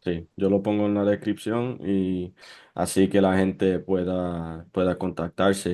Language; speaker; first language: Spanish; early bilingual, heritage; Spanish